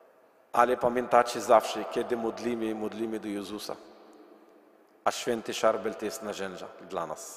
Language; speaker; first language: Polish; non-native, learner; Arabic